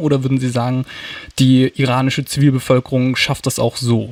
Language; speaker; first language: German; native; German